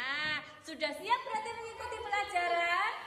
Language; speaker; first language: Indonesian; native; Indonesian